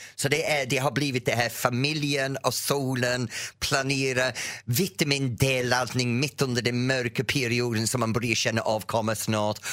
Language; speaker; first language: Swedish; non-native, fluent; English